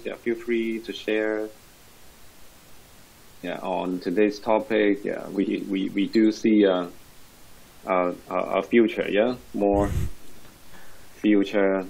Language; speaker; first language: English; non-native, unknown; Chinese